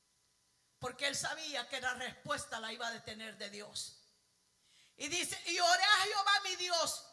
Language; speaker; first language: Spanish; native; Spanish